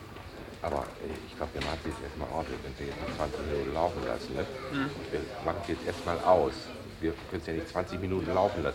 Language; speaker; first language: German; native; German